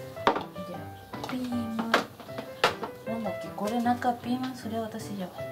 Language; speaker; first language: Japanese; non-native, learner; Spanish